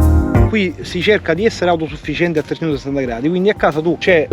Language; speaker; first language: Italian; native; Italian